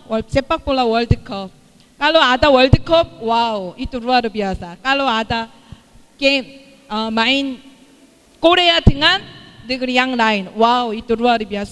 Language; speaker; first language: Indonesian; non-native, fluent; Korean